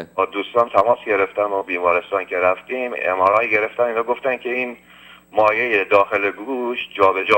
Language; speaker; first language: Persian; early bilingual, heritage; Persian